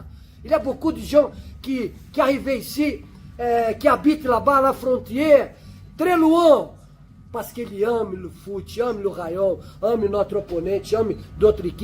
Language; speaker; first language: French; non-native, learner; Portuguese